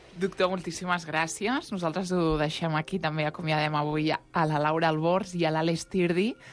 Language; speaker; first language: Catalan; native; Catalan